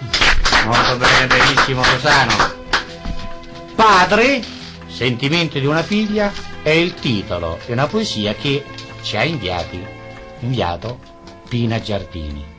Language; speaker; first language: Italian; native; Italian